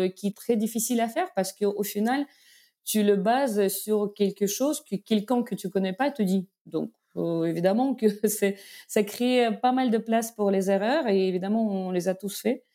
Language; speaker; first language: French; non-native, fluent; Russian